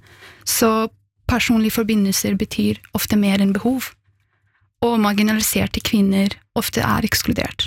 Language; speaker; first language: Norwegian; early bilingual, other home language; Persian